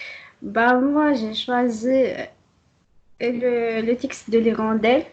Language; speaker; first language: French; non-native, local second language; Arabic